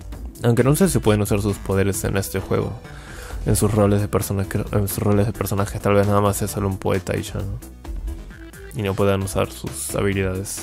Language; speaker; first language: Spanish; native; Spanish